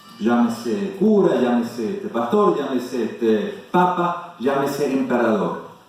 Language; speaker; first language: Spanish; non-native, fluent; German